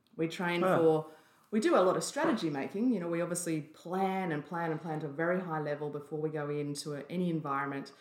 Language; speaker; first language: English; native; English